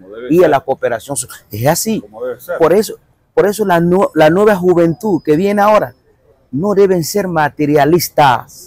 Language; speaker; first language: Spanish; non-native, fluent; Bambara